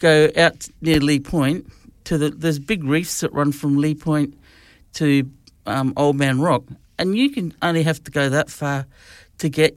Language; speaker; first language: English; native; English